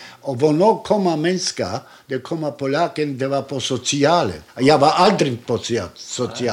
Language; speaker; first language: Swedish; non-native, learner; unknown